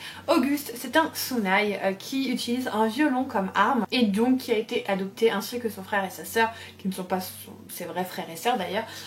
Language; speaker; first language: French; native; French